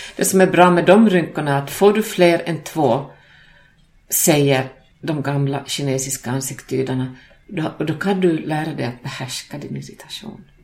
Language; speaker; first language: Swedish; native; Swedish